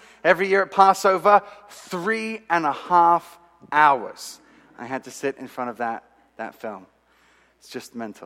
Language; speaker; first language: English; native; English